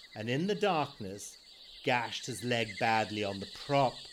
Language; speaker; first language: English; native; English